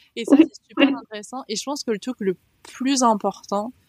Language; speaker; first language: French; native; French